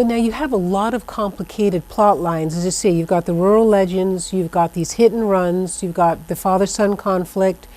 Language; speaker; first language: English; native; English